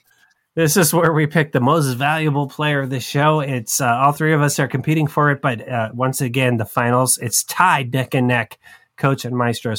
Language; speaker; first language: English; native; English